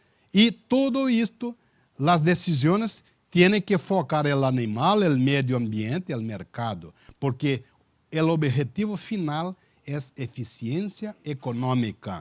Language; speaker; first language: Spanish; non-native, learner; Portuguese